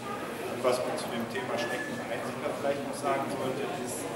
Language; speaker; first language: German; native; German